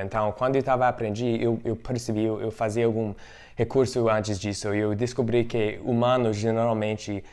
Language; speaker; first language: Portuguese; non-native, fluent; English